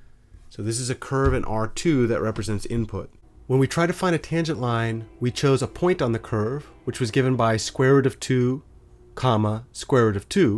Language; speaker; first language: English; native; English